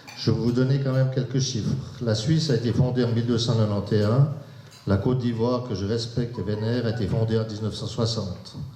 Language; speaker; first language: French; native; French